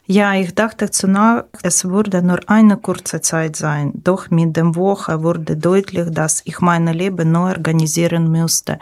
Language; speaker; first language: German; non-native, learner; Ukrainian